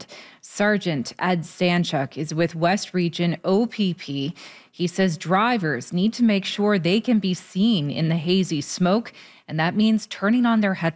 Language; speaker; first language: English; native; English